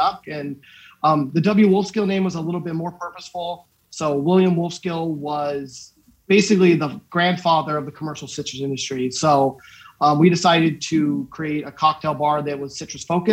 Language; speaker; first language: English; native; English